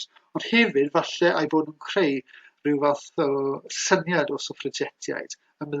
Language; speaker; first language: Welsh; native; Welsh